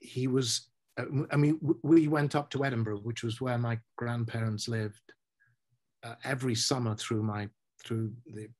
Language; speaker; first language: English; native; English